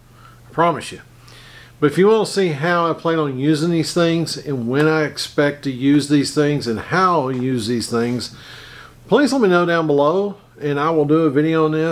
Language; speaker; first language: English; native; English